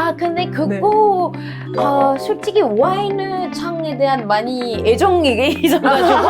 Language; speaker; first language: Korean; non-native, fluent; French